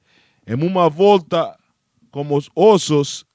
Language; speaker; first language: Portuguese; non-native, learner; Spanish